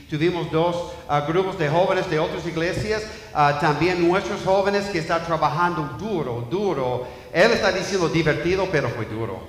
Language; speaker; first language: Spanish; non-native, fluent; English